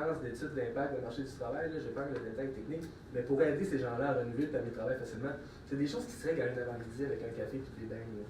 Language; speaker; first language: French; native; French